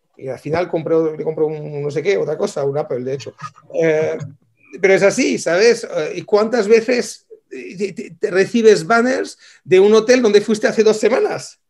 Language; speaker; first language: Spanish; non-native, fluent; French